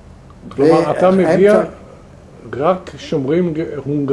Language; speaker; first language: Hebrew; native; Hebrew